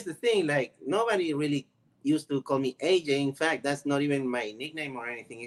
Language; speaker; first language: English; non-native, fluent; Spanish